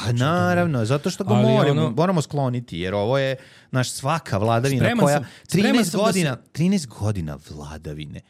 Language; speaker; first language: Serbian; native; Serbian